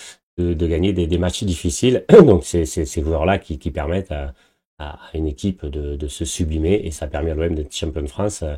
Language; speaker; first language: French; native; French